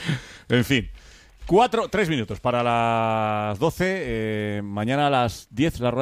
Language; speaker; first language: Spanish; native; Spanish